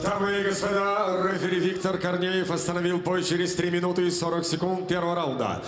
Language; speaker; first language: Russian; native; Russian